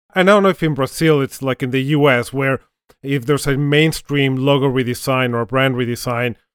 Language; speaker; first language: English; non-native, fluent; Spanish